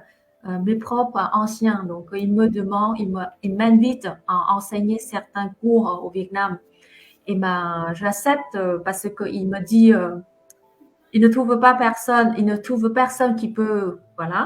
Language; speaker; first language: French; non-native, fluent; Vietnamese